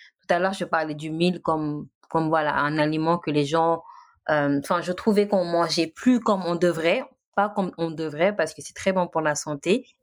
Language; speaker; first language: French; non-native, local second language; Wolof